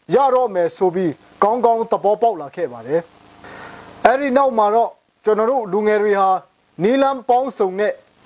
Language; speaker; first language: Burmese; non-native, local second language; Hakha Chin